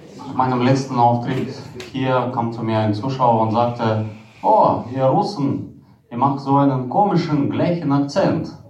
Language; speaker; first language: German; non-native, fluent; Russian